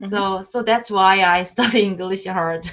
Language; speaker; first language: English; non-native, learner; Korean